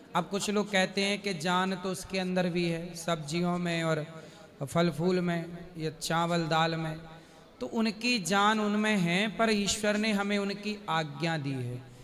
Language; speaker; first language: Hindi; native; Hindi